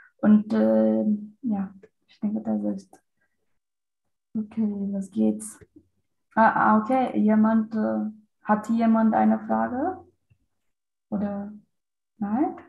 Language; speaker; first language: German; non-native, learner; Portuguese